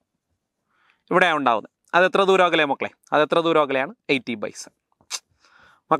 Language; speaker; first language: Malayalam; native; Malayalam